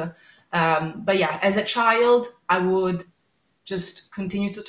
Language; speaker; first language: English; non-native, fluent; Italian